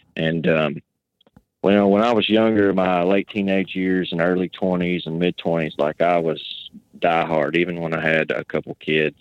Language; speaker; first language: English; native; English